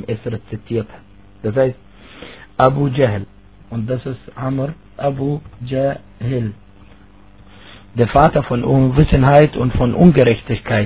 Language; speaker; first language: German; non-native, fluent; Arabic